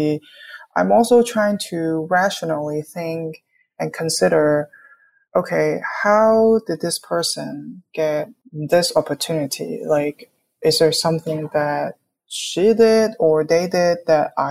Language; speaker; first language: English; non-native, local second language; Cantonese